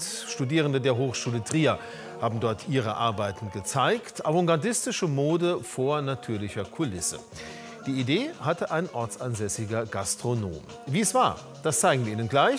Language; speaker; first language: German; native; German